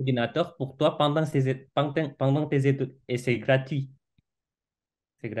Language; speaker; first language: French; non-native, fluent; Indonesian